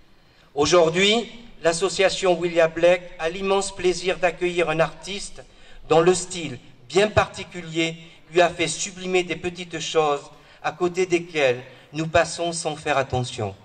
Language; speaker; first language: French; native; French